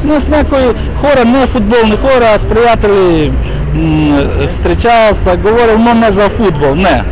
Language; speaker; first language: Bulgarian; non-native, learner; Russian